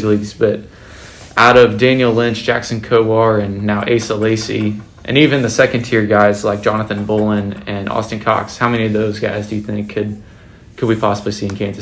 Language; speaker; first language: English; native; English